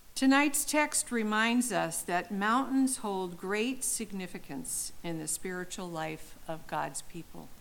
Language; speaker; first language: English; native; English